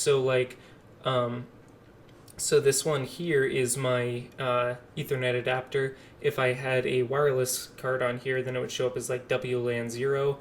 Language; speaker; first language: English; native; English